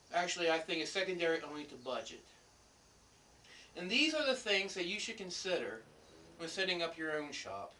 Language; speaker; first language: English; native; English